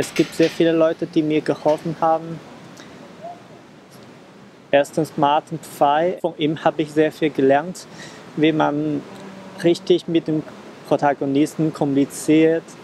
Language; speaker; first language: German; non-native, fluent; Chinese